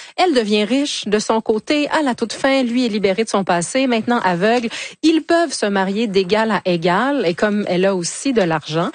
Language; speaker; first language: French; native; French